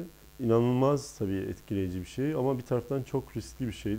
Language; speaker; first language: Turkish; native; Turkish